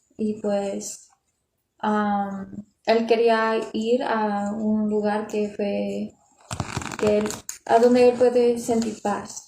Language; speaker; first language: Spanish; non-native, learner; English